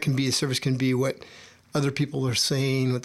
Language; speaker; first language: English; native; English